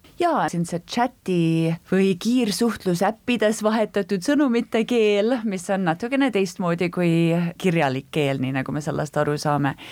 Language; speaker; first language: Estonian; early bilingual, heritage; Estonian